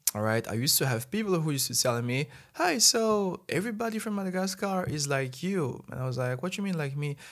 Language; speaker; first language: English; non-native, fluent; Malagasy